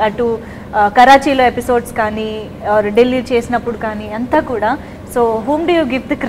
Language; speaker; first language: Telugu; native; Telugu